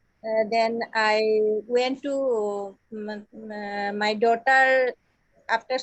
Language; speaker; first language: English; non-native, learner; Assamese